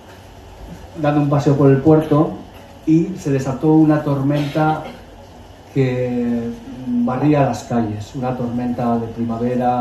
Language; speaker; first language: Spanish; native; Spanish